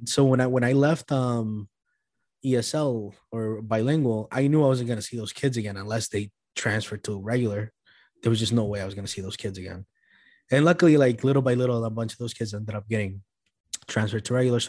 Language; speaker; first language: English; early bilingual, other home language; Spanish